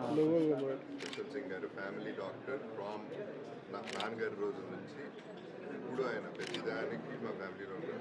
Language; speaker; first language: Telugu; native; Telugu